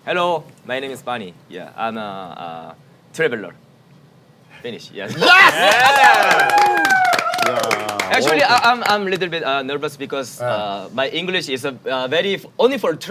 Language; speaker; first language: English; non-native, learner; Korean